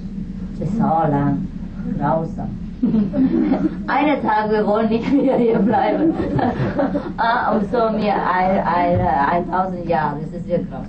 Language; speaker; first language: German; non-native, learner; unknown